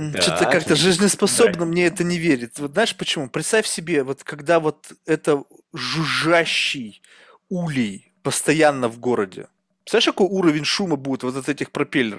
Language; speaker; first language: Russian; native; Russian